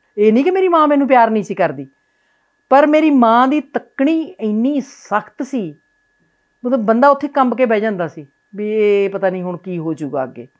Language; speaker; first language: Punjabi; native; Punjabi